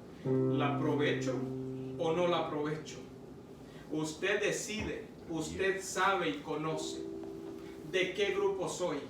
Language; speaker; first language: Spanish; native; Spanish